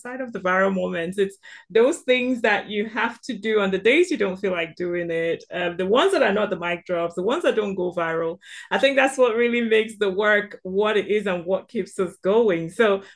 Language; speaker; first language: English; non-native, local second language; Igbo